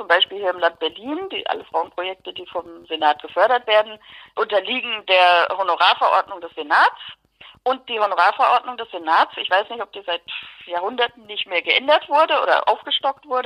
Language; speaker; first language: German; native; German